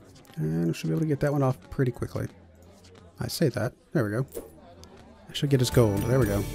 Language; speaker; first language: English; native; English